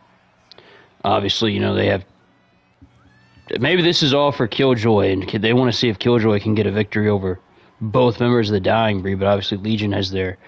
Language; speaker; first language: English; native; English